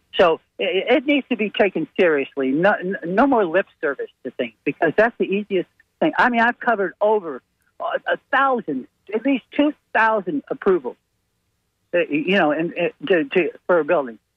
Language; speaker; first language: English; native; English